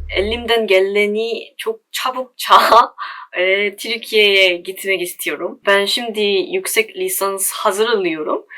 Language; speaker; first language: Turkish; non-native, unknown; Korean